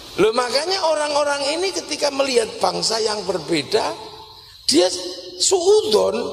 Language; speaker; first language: Indonesian; non-native, local second language; Javanese